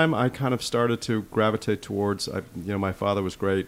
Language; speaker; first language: English; native; English